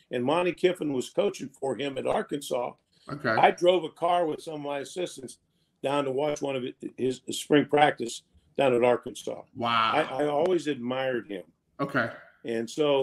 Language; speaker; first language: English; native; English